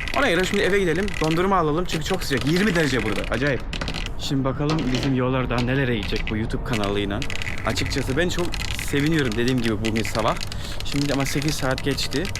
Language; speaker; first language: Turkish; early bilingual, heritage; Turkish